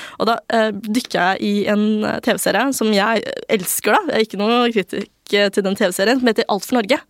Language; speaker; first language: Norwegian; early bilingual, other home language; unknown